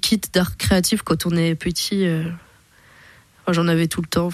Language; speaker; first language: French; native; French